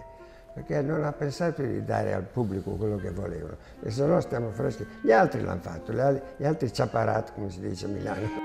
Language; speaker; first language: Italian; native; Italian